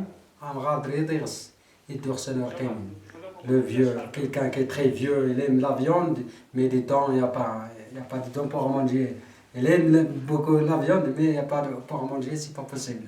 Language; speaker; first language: French; non-native, learner; Central Atlas Tamazight